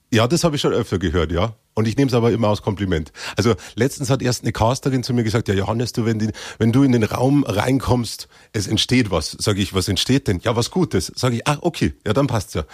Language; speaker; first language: German; native; German